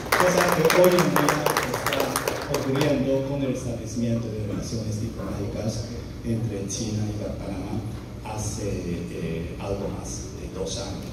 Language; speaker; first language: Spanish; non-native, fluent; Chinese